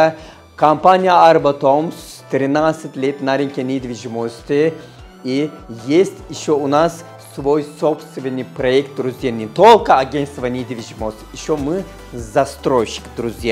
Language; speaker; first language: Russian; non-native, fluent; Turkish